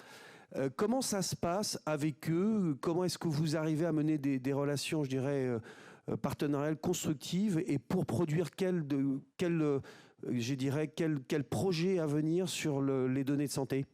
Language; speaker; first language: French; native; French